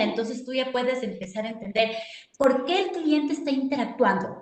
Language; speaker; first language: Spanish; native; Spanish